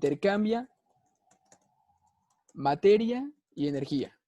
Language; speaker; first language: Spanish; native; Spanish